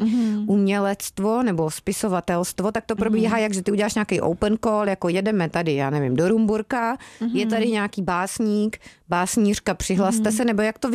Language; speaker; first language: Czech; native; Czech